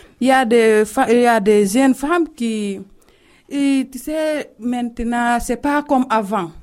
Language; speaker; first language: French; non-native, local second language; Fula